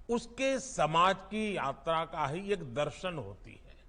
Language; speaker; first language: Hindi; non-native, local second language; Gujarati